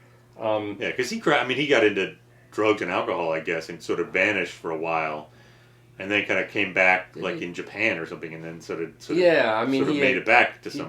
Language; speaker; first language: English; native; English